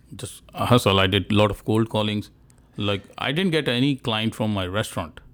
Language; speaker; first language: English; non-native, local second language; Punjabi